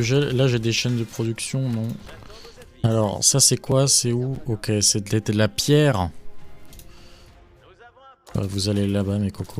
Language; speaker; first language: French; native; French